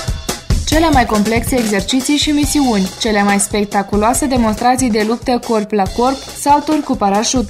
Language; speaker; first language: Romanian; native; Romanian